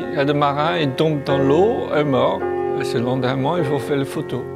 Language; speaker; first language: French; non-native, learner; Chinese